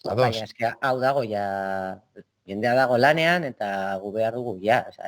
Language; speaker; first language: Basque; non-native, local second language; Spanish